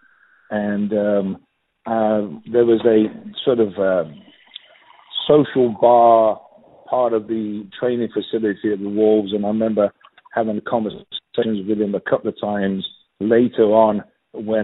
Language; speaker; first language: English; native; English